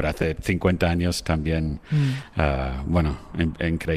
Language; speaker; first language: Spanish; non-native, fluent; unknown